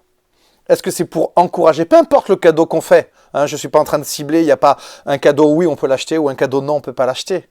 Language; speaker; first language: French; native; French